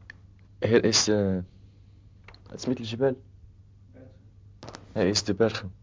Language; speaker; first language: Dutch; non-native, learner; Arabic